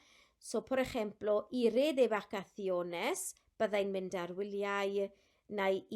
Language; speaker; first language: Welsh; non-native, local second language; English